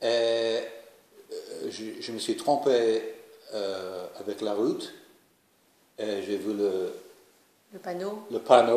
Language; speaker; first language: French; non-native, learner; English